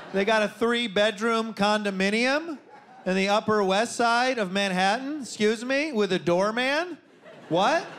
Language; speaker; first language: English; native; English